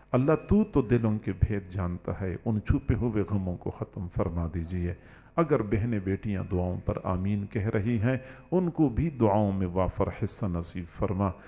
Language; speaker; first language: Urdu; non-native, local second language; Punjabi